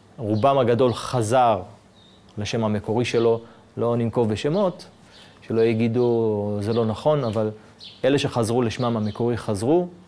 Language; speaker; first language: Hebrew; non-native, local second language; Adyghe